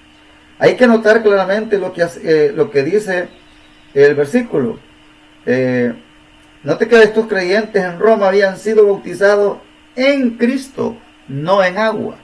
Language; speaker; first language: Spanish; native; Spanish